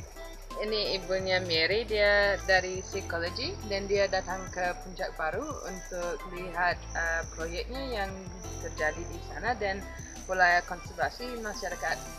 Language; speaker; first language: Indonesian; non-native, fluent; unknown